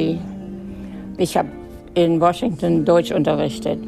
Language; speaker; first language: German; native; German